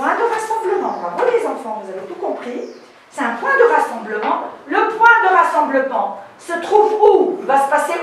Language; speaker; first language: French; non-native, local second language; Arabic